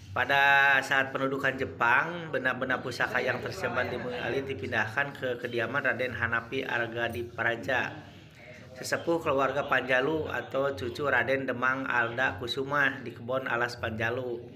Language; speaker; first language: Indonesian; non-native, local second language; Sundanese